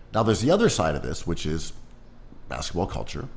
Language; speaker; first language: English; native; English